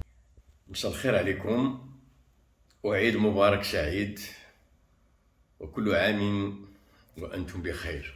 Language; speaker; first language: Arabic; native; Arabic